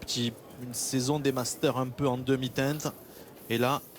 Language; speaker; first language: French; native; French